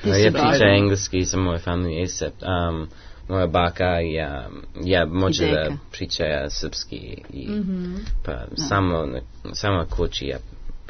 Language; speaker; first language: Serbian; early bilingual, heritage; English